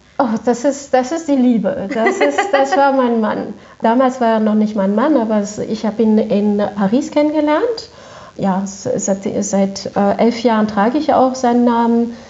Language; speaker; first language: German; non-native, fluent; French